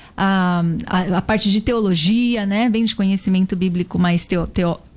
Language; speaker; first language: Portuguese; native; Portuguese